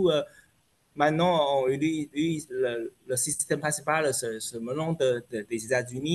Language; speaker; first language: French; non-native, fluent; Chinese